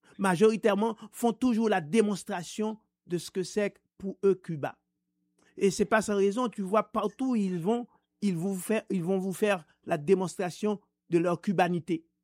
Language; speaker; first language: French; non-native, local second language; Haitian Creole